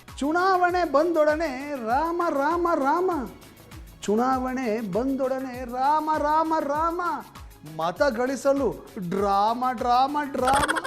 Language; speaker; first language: Kannada; native; Kannada